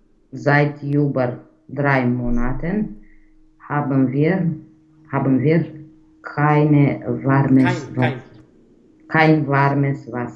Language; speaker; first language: German; non-native, learner; Romanian